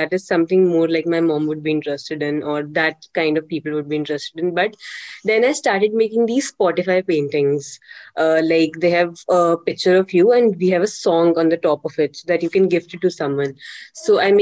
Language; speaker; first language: English; non-native, local second language; Hindi